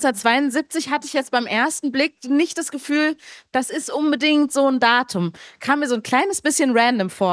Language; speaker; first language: German; native; German